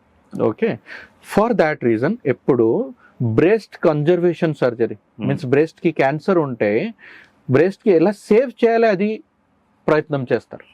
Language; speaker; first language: Telugu; non-native, learner; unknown